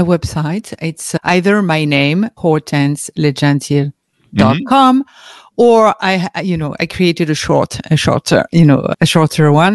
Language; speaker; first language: English; non-native, fluent; French